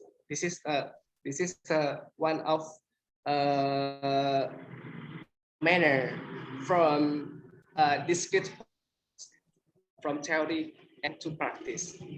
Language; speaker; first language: English; non-native, learner; Indonesian